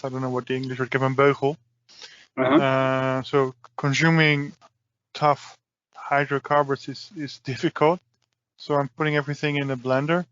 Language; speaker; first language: English; non-native, fluent; Dutch